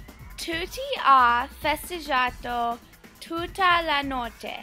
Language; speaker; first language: Italian; non-native, learner; English